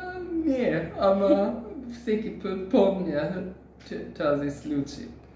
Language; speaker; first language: Bulgarian; non-native, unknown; German